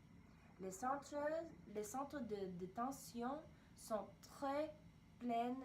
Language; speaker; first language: French; non-native, learner; English